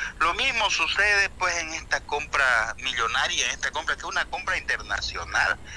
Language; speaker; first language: Spanish; native; Spanish